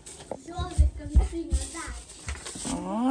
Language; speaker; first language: Swedish; early bilingual, other home language; Mongolian